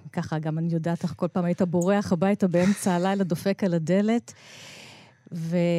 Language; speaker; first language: Hebrew; native; Hebrew